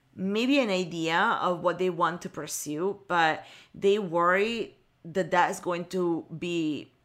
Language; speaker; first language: English; non-native, fluent; Italian